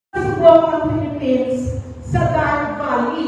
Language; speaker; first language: Filipino; non-native, local second language; Hiligaynon